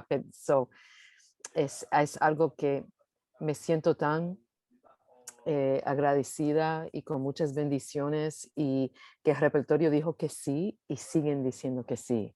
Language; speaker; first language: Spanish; early bilingual, heritage; English